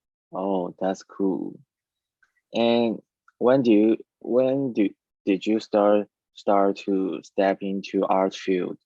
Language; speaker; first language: English; non-native, learner; Chinese